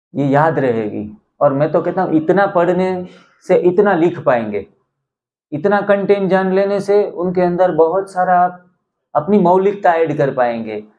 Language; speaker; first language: Hindi; non-native, local second language; Gujarati